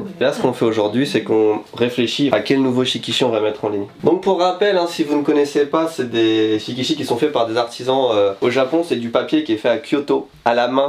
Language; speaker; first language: French; native; French